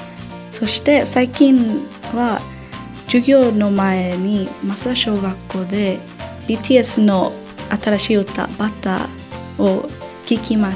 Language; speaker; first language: Japanese; non-native, learner; English